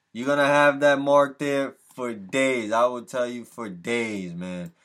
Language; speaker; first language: English; early bilingual, other home language; Spanish